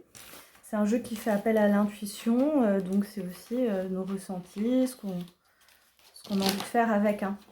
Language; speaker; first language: French; native; French